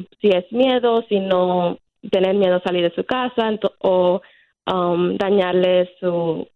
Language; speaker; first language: Spanish; early bilingual, heritage; Spanish